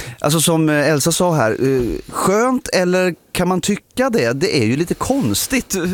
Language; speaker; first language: Swedish; native; Swedish